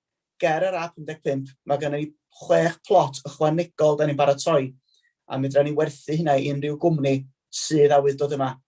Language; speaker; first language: Welsh; native; Welsh